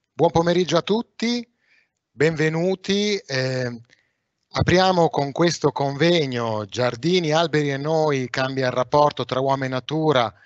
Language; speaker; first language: Italian; native; Italian